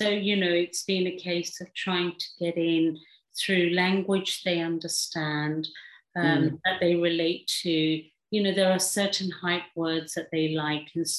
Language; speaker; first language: English; early bilingual, other home language; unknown